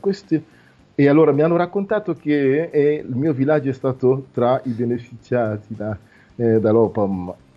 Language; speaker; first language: Italian; non-native, fluent; Nande